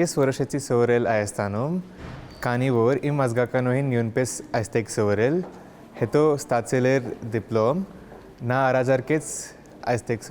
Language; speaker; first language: Armenian; non-native, learner; Hindi